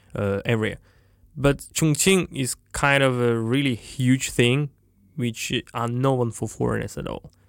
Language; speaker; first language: English; non-native, fluent; Russian